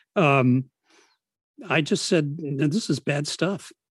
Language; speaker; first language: English; early bilingual, other home language; Italian